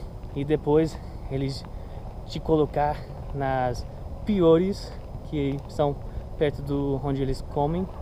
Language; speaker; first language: Portuguese; non-native, learner; English